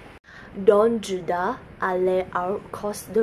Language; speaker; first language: French; non-native, learner; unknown